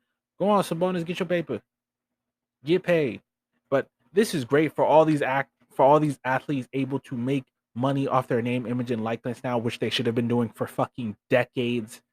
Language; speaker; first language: English; native; English